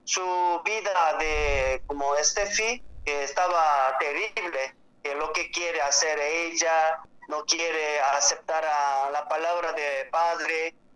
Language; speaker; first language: Spanish; non-native, learner; Korean